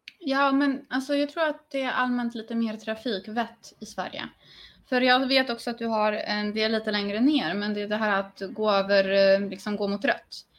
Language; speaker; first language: Swedish; early bilingual, other home language; Polish